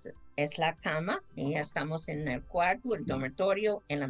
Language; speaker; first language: Spanish; non-native, fluent; English